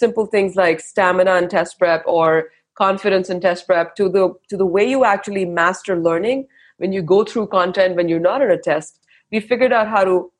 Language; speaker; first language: English; non-native, local second language; Hindi